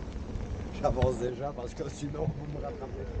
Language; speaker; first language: French; non-native, local second language; Dutch